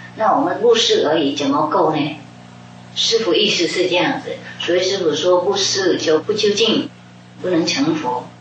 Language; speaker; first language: Chinese; non-native, fluent; Vietnamese